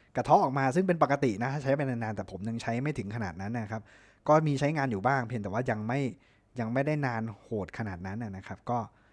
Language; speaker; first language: Thai; native; Thai